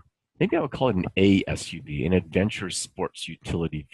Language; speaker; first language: English; native; English